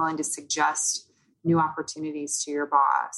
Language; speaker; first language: English; native; English